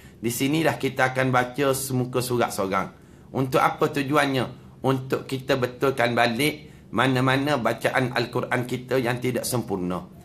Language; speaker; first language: Malay; native; Malay